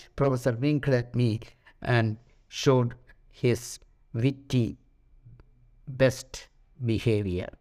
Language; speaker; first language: English; non-native, local second language; Malayalam